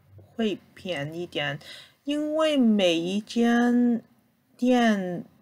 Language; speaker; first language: Chinese; early bilingual, heritage; Cantonese